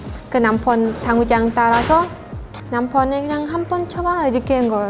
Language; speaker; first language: Korean; non-native, learner; Khmer